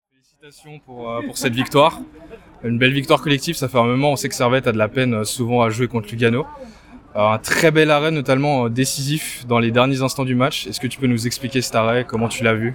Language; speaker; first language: French; native; French